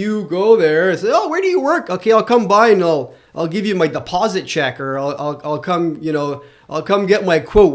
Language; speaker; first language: English; non-native, local second language; French